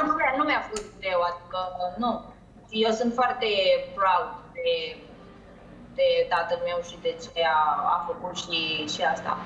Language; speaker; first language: Romanian; early bilingual, heritage; Spanish